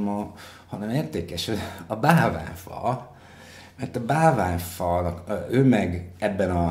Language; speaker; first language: Hungarian; non-native, fluent; English